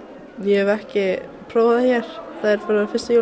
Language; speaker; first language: Icelandic; non-native, learner; German